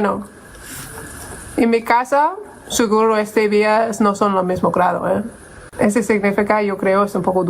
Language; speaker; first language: Spanish; non-native, learner; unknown